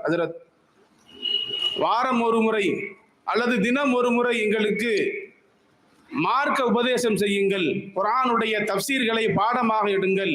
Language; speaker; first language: Tamil; native; Tamil